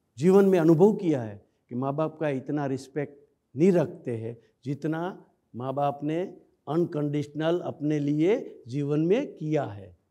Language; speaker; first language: Hindi; non-native, local second language; Gujarati